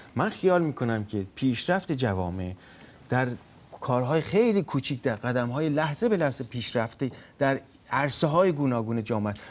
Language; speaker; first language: Persian; native; Persian